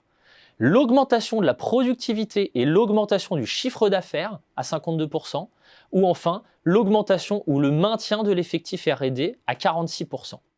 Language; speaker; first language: French; native; French